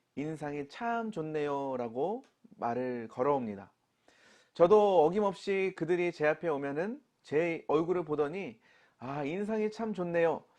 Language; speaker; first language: Korean; native; Korean